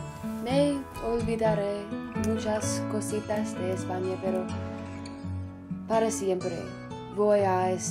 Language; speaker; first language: Spanish; non-native, learner; English